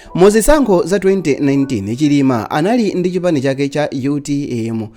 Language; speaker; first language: Nyanja; native; Nyanja